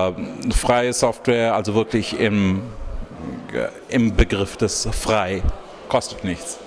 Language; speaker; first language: German; non-native, fluent; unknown